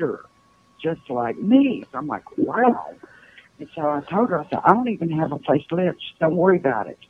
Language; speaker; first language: English; native; English